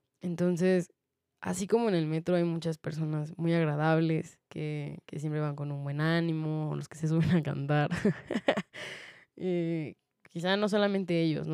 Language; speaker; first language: Spanish; native; Spanish